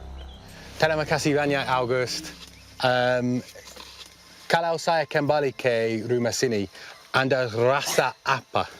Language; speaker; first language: Indonesian; non-native, learner; English